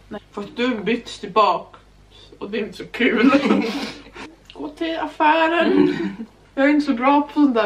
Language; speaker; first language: Swedish; native; Swedish